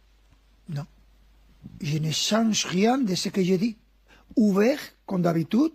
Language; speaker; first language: French; non-native, fluent; Spanish